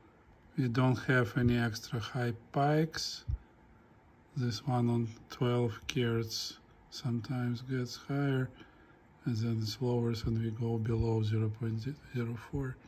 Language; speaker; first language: English; non-native, fluent; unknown